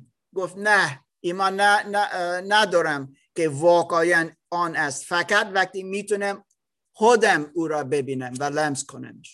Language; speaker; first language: Persian; non-native, learner; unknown